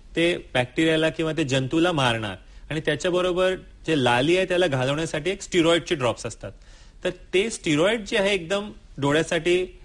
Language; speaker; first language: Marathi; non-native, local second language; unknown